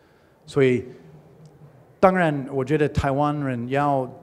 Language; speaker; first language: Chinese; non-native, learner; English